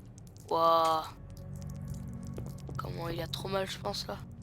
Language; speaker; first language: French; native; French